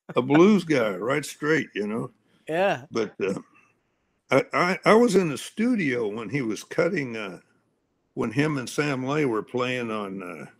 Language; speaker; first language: English; native; English